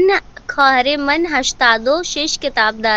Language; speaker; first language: Persian; non-native, learner; Urdu